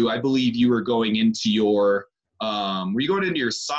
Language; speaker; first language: English; native; English